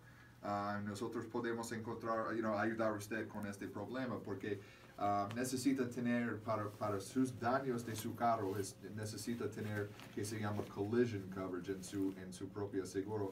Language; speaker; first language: Spanish; non-native, learner; English